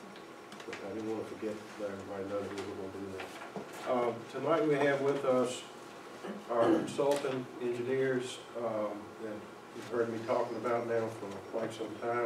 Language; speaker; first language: English; native; English